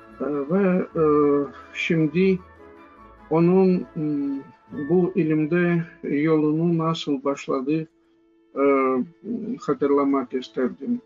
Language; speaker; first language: Turkish; non-native, fluent; Russian